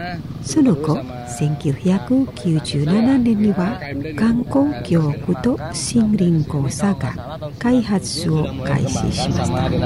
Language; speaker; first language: Japanese; non-native, fluent; Indonesian